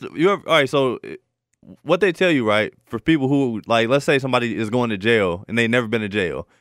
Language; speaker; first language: English; native; English